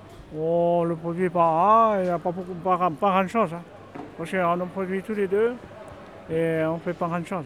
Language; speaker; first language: French; non-native, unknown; Hmong